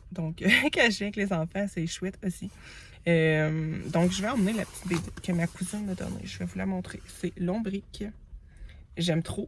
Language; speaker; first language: French; native; French